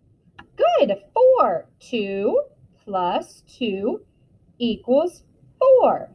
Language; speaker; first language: English; native; English